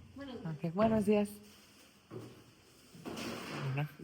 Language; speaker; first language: Spanish; non-native, learner; English